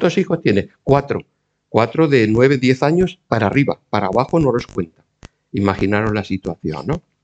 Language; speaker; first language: Spanish; native; Spanish